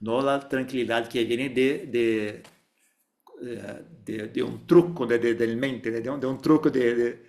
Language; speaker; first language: Spanish; non-native, fluent; Portuguese